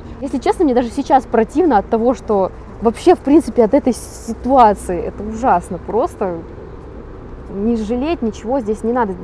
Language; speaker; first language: Russian; native; Russian